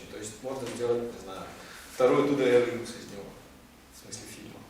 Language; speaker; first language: Russian; native; Russian